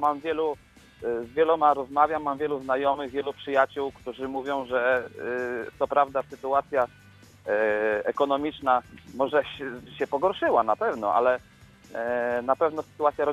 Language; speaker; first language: Polish; native; Polish